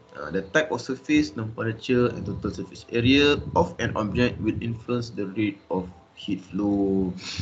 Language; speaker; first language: English; non-native, local second language; Malay